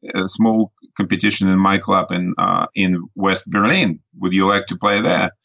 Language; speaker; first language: English; non-native, fluent; Russian